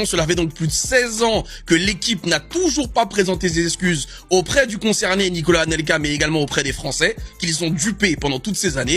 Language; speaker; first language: French; native; French